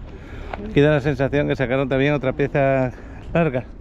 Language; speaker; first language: Spanish; native; Spanish